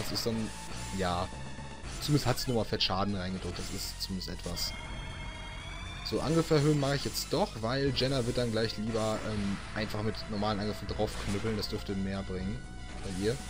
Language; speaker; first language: German; native; German